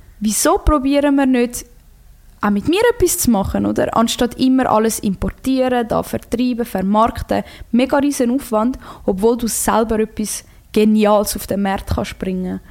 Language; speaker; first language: German; early bilingual, other home language; Croatian